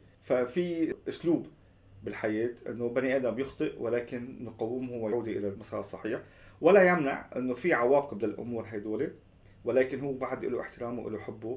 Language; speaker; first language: Arabic; native; Arabic